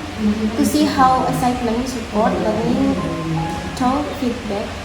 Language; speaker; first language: English; non-native, learner; Indonesian